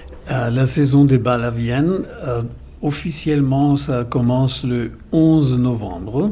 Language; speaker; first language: French; non-native, fluent; German